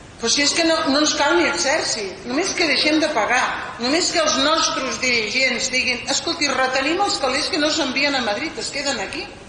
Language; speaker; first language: Catalan; non-native, local second language; Spanish